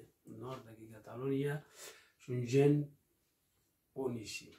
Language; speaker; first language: Catalan; non-native, local second language; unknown